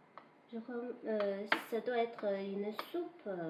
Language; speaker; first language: French; non-native, fluent; Chinese